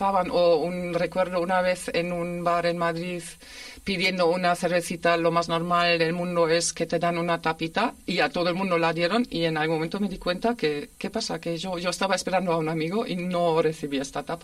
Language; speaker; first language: Spanish; non-native, fluent; German